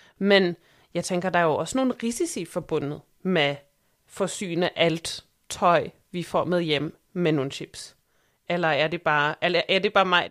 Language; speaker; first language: Danish; native; Danish